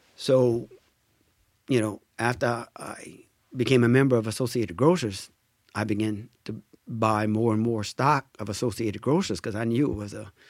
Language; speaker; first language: English; native; English